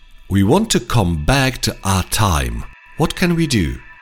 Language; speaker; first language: English; non-native, fluent; Czech